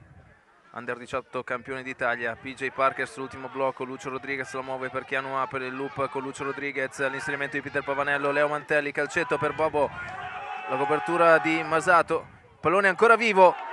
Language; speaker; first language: Italian; native; Italian